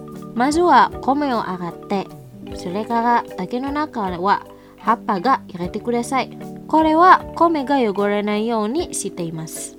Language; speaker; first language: Japanese; non-native, fluent; Indonesian